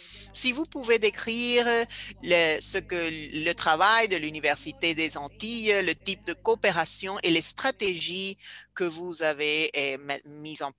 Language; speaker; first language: French; non-native, fluent; Spanish